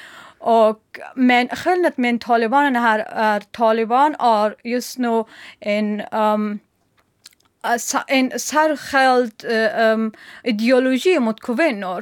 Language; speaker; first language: Swedish; non-native, learner; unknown